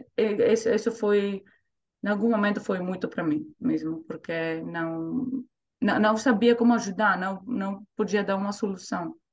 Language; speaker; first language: Portuguese; non-native, fluent; Greek